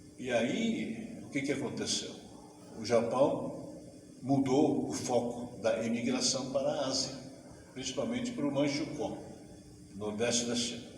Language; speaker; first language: Portuguese; early bilingual, other home language; Japanese